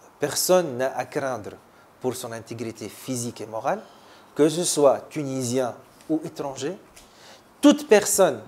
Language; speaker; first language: French; non-native, local second language; Arabic